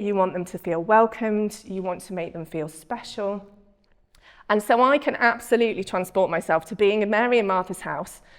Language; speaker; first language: English; native; English